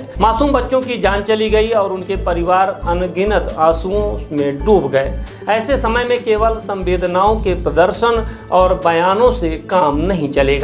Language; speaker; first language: Hindi; native; Hindi